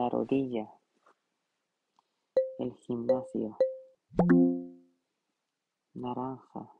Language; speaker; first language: Spanish; non-native, learner; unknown